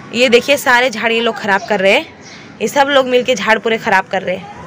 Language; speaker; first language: Hindi; non-native, local second language; Urdu